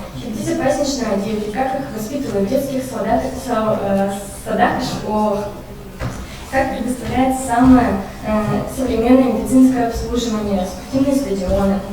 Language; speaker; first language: Russian; native; Russian